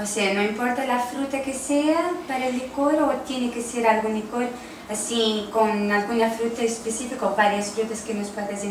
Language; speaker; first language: Spanish; native; Spanish